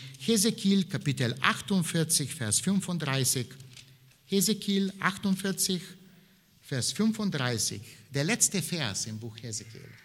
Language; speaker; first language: German; non-native, fluent; Bulgarian